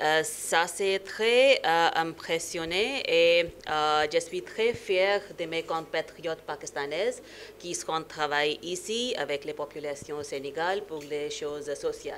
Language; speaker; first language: French; non-native, learner; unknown